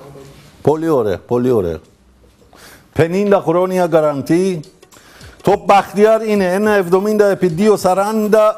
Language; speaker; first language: Greek; non-native, fluent; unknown